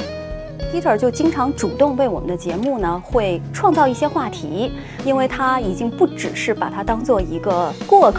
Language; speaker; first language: Chinese; native; Chinese